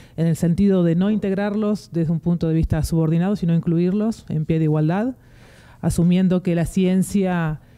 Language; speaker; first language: Spanish; native; Spanish